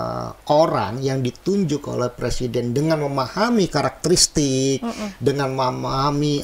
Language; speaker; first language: Indonesian; native; Indonesian